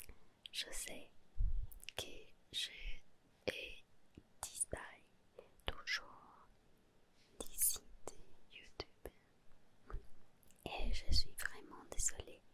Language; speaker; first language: French; non-native, learner; Spanish